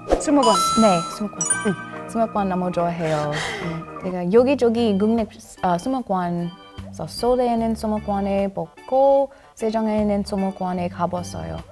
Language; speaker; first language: Korean; non-native, learner; English